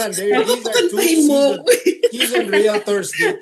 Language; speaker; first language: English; non-native, local second language; Filipino